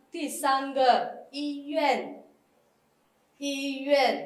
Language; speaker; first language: Chinese; non-native, fluent; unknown